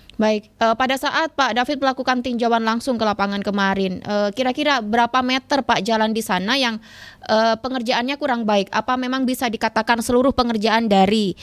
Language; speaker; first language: Indonesian; native; Indonesian